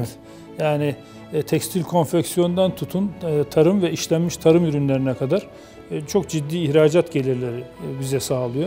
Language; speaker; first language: Turkish; native; Turkish